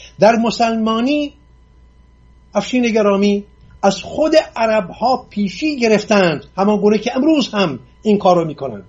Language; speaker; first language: Persian; non-native, local second language; Assyrian Neo-Aramaic